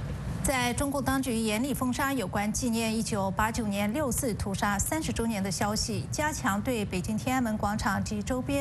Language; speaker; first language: Chinese; native; Chinese